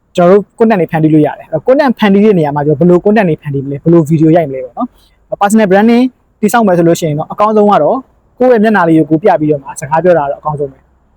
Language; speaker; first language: Burmese; native; Burmese